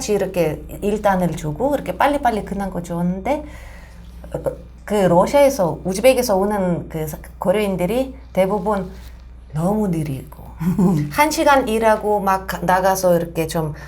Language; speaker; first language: Korean; non-native, fluent; Russian